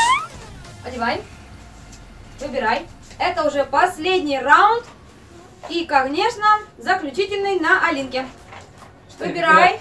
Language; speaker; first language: Russian; native; Russian